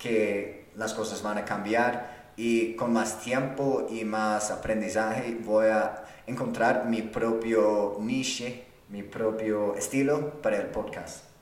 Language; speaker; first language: Spanish; non-native, fluent; English